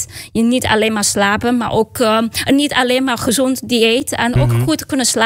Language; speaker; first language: Dutch; non-native, learner; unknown